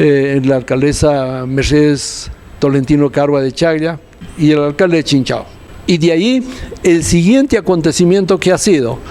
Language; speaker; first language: Spanish; native; Spanish